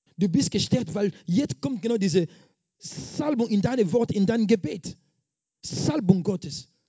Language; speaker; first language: German; non-native, fluent; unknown